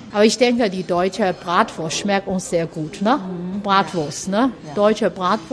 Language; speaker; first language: German; non-native, learner; Chinese